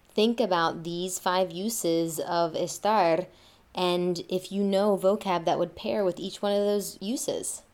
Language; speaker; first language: English; native; English